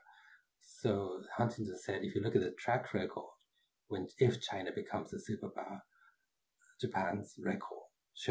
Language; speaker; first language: English; native; English